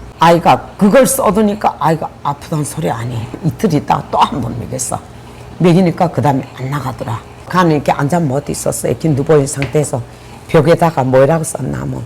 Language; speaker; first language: Korean; native; Korean